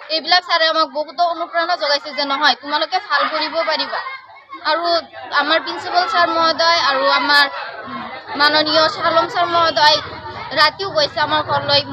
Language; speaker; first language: Assamese; non-native, local second language; Bangla